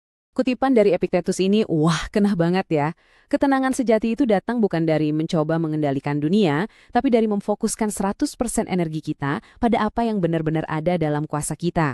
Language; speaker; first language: Indonesian; native; Indonesian